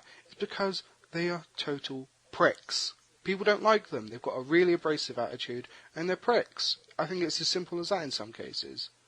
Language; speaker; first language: English; native; English